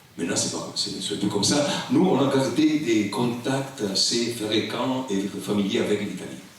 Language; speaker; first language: French; non-native, local second language; Italian